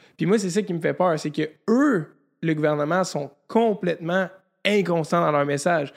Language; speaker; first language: French; native; French